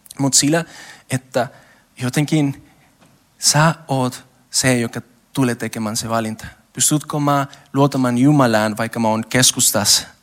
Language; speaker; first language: Finnish; non-native, learner; Spanish